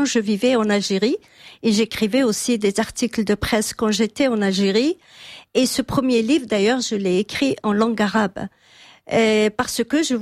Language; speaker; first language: French; non-native, local second language; Kabyle